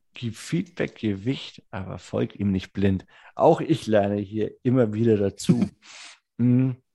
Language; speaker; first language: German; native; German